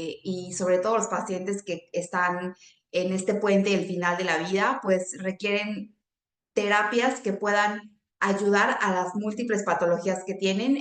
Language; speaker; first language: Spanish; native; Spanish